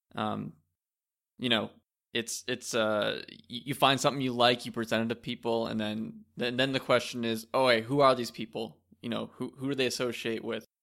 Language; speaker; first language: English; native; English